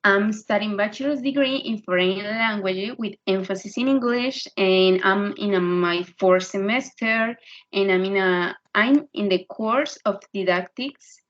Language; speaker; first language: English; non-native, learner; Spanish